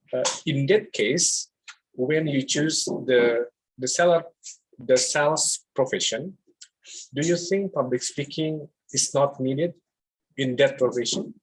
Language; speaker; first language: English; non-native, fluent; Indonesian